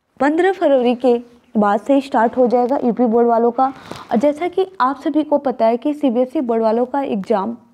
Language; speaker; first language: Hindi; native; Hindi